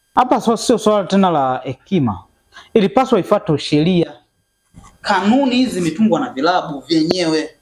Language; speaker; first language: Swahili; native; Swahili